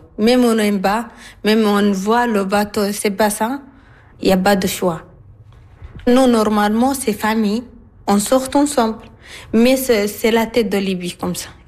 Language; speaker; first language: French; non-native, learner; Arabic